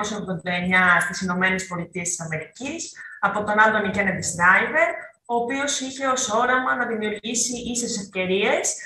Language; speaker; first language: Greek; native; Greek